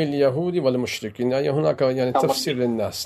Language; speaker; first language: Arabic; non-native, fluent; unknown